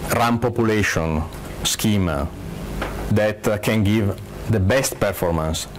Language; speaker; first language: English; non-native, fluent; Italian